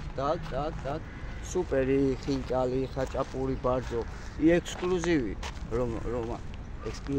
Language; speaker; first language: Polish; non-native, learner; Georgian